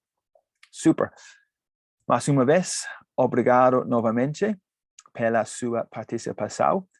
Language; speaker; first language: Portuguese; non-native, learner; English